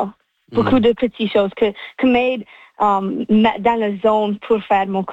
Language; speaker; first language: French; non-native, local second language; English